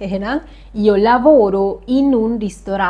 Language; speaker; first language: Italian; non-native, fluent; Sinhala